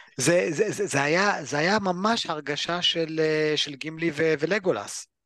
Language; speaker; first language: Hebrew; early bilingual, other home language; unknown